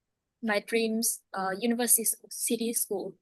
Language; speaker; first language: English; non-native, learner; Vietnamese